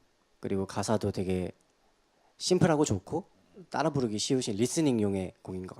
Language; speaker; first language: Korean; native; Korean